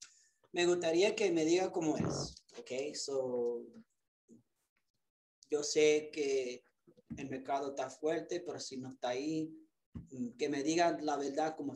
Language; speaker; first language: Spanish; early bilingual, other home language; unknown